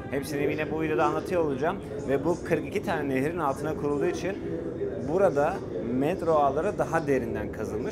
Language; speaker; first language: Turkish; native; Turkish